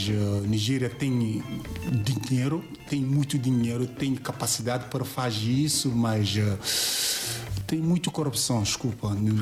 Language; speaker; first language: Portuguese; non-native, learner; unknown